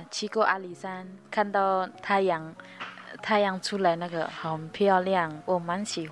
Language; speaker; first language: Chinese; non-native, learner; Indonesian